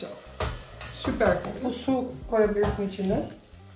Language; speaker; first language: Turkish; early bilingual, heritage; Turkish